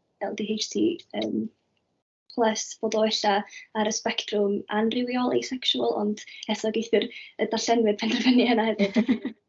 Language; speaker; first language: Welsh; native; Welsh